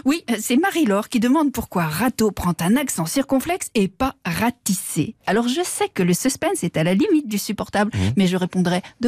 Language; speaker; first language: French; native; French